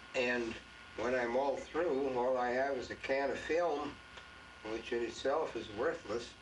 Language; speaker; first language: English; native; English